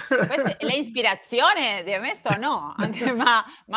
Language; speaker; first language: Italian; non-native, learner; Spanish